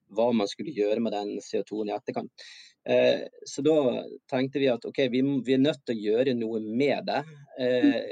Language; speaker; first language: Norwegian; native; Norwegian